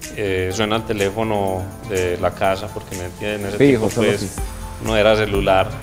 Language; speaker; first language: Spanish; native; Spanish